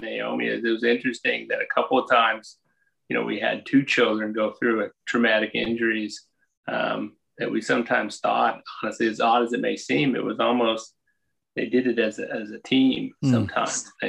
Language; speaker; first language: English; native; English